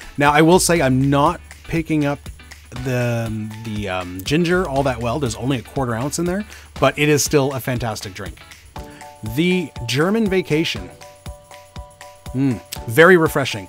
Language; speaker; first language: English; native; English